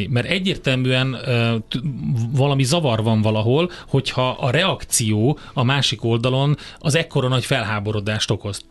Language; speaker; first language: Hungarian; native; Hungarian